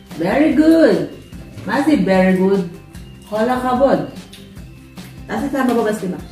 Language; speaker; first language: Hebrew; non-native, learner; Filipino